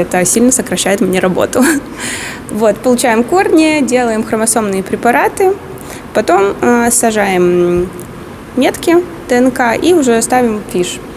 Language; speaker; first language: Russian; native; Russian